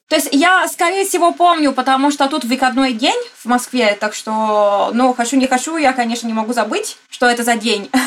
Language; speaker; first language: Russian; non-native, fluent; Italian